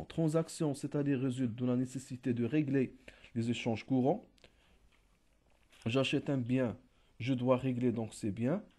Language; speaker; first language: French; non-native, local second language; Arabic